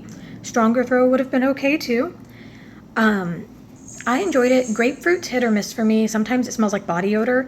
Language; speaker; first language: English; native; English